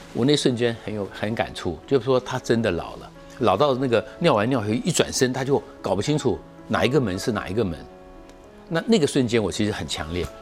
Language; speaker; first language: Chinese; native; Chinese